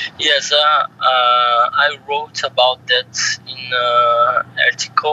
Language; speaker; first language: English; non-native, learner; Portuguese